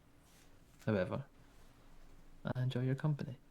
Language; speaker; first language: English; native; English